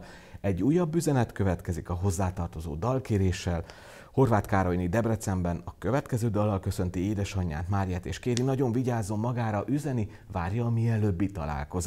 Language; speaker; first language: Hungarian; native; Hungarian